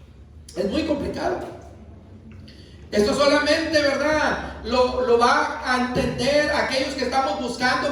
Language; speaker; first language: Spanish; native; Spanish